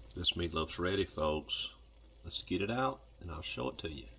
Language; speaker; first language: English; native; English